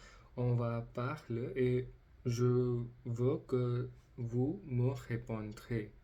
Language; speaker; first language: French; non-native, learner; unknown